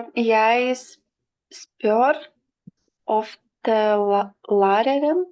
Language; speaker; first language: Norwegian; non-native, learner; Lithuanian